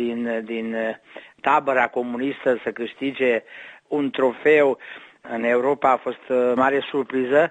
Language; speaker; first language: Romanian; early bilingual, heritage; Romanian